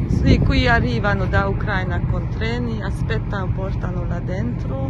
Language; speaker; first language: Italian; non-native, learner; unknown